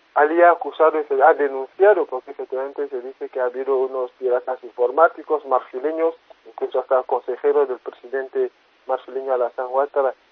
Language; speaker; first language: Spanish; non-native, fluent; French